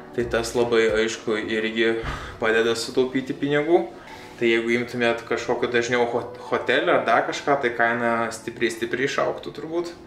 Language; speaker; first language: Lithuanian; native; Lithuanian